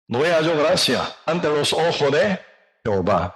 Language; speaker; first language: Spanish; non-native, learner; Korean